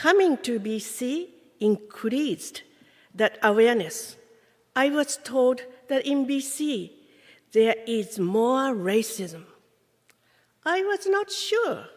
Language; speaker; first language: English; non-native, fluent; Japanese